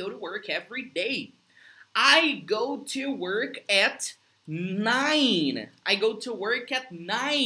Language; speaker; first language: English; non-native, fluent; Portuguese